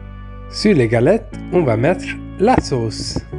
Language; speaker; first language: French; non-native, fluent; Hungarian